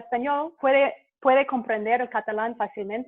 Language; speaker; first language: Spanish; non-native, fluent; English